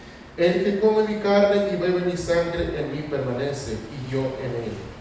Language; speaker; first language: Spanish; non-native, fluent; Russian